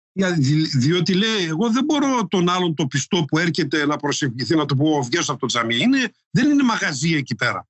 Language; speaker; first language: Greek; non-native, local second language; Turkish